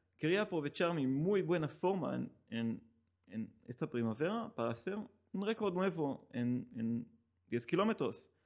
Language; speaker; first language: Spanish; non-native, learner; Hebrew